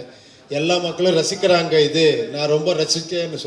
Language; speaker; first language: Tamil; non-native, learner; Kannada